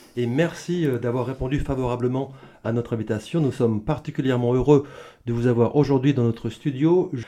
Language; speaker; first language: French; native; French